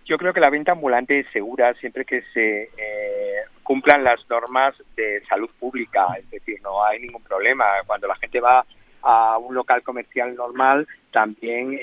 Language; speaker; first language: Spanish; native; Spanish